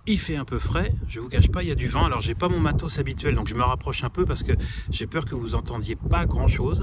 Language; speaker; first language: French; native; French